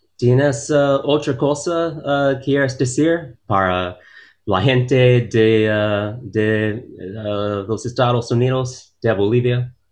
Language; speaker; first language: Spanish; non-native, learner; English